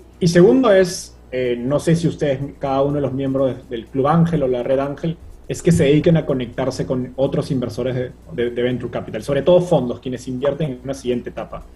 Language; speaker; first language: Spanish; native; Spanish